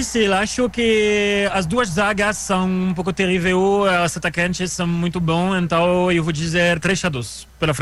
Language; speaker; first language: Portuguese; non-native, fluent; French